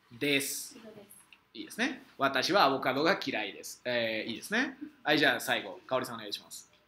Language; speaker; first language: Japanese; non-native, fluent; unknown